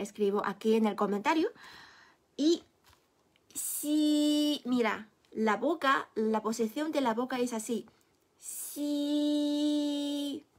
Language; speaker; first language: Spanish; non-native, fluent; Chinese